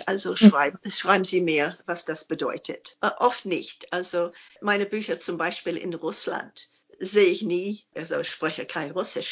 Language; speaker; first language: German; non-native, fluent; English